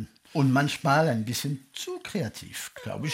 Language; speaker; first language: German; non-native, fluent; French